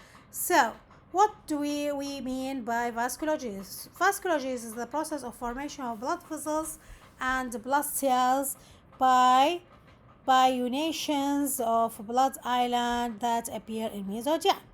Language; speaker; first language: English; non-native, local second language; Arabic